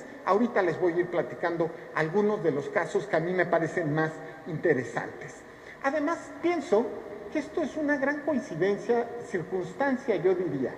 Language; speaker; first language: Spanish; native; Spanish